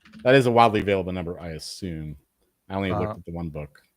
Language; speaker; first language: English; native; English